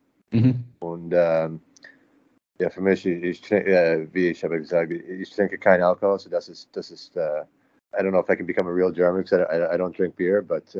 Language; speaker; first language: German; non-native, learner; English